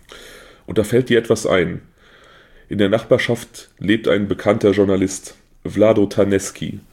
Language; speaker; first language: German; native; German